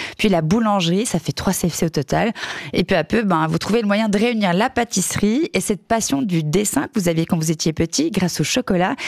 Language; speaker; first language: French; native; French